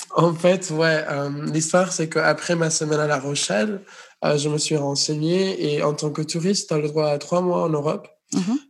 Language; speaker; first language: French; non-native, fluent; Spanish